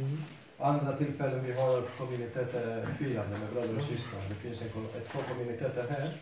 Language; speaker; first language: Swedish; non-native, fluent; Spanish